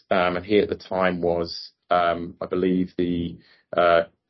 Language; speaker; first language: English; native; English